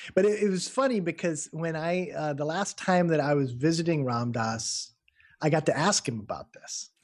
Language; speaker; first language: English; native; English